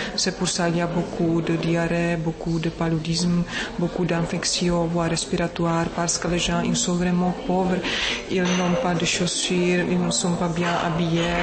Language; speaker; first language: French; non-native, learner; Czech